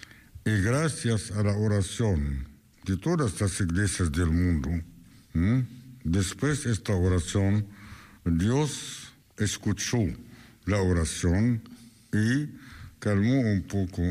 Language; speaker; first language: Spanish; non-native, fluent; Arabic